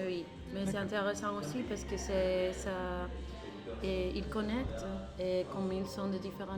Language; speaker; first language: French; non-native, learner; Spanish